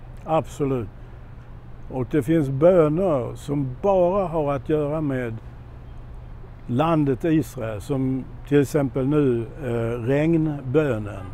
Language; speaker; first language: Swedish; non-native, fluent; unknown